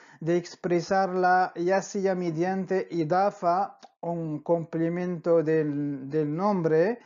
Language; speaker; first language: Spanish; non-native, fluent; Arabic